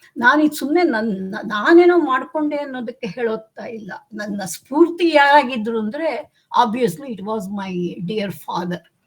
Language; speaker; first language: Kannada; native; Kannada